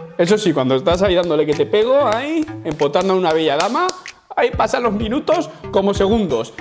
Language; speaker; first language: Spanish; native; Spanish